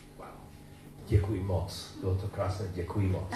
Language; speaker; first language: Czech; non-native, learner; English